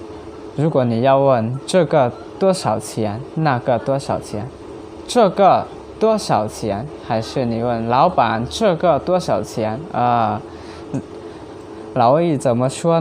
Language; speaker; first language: Chinese; non-native, learner; Hmong